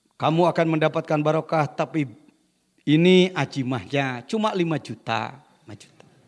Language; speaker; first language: Indonesian; non-native, local second language; Sundanese